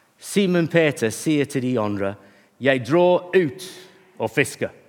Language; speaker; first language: Norwegian; non-native, fluent; English